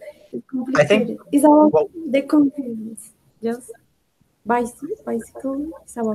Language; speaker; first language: English; non-native, learner; Spanish